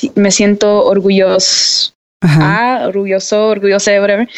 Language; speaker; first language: English; native; English